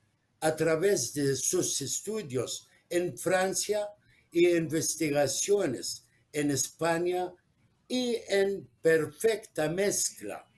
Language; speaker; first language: Spanish; non-native, fluent; Arabic